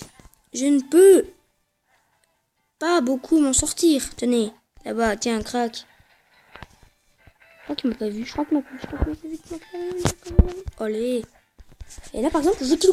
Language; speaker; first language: French; native; French